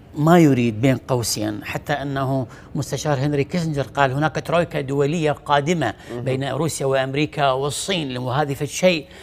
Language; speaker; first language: Arabic; native; Arabic